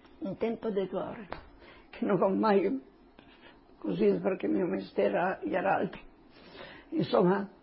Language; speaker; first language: Italian; non-native, local second language; Slovenian